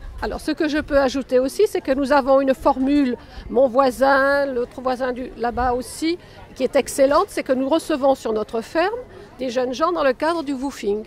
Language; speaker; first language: French; native; French